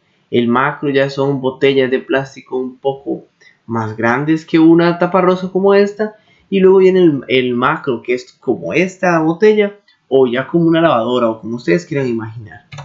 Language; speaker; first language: Spanish; native; Spanish